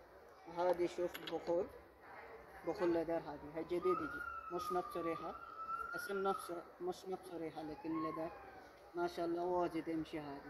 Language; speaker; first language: Arabic; non-native, learner; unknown